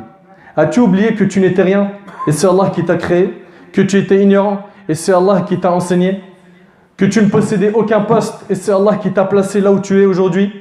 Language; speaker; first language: French; native; French